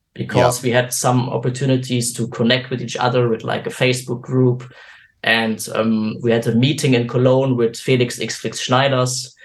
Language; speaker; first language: English; non-native, fluent; German